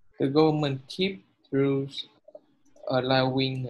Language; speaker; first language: English; non-native, learner; Vietnamese